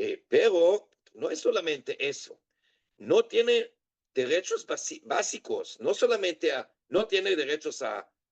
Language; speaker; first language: Spanish; non-native, fluent; Hebrew